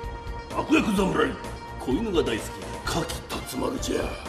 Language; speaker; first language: Japanese; native; Japanese